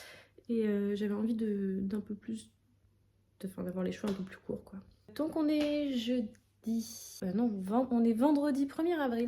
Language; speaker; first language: French; native; French